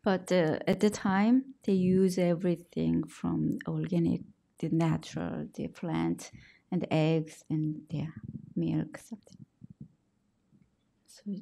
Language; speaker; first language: English; non-native, learner; Korean